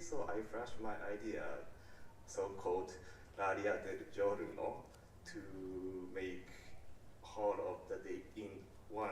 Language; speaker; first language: English; non-native, learner; Japanese